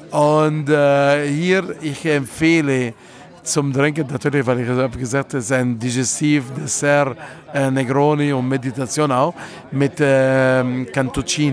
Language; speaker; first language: German; non-native, fluent; Italian